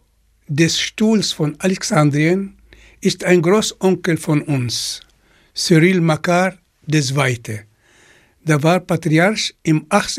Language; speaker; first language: German; non-native, fluent; Arabic